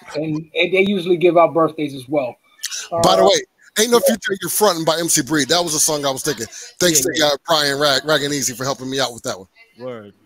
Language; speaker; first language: English; native; English